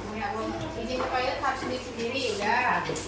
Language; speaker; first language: Indonesian; native; Indonesian